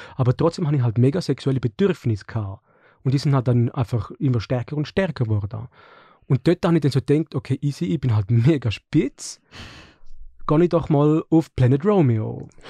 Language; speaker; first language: German; early bilingual, other home language; Serbian